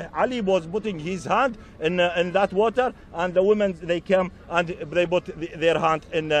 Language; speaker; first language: English; non-native, learner; Arabic